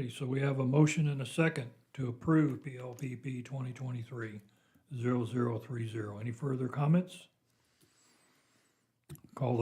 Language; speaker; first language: English; native; English